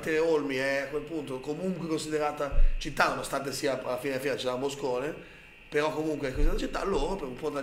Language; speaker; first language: Italian; native; Italian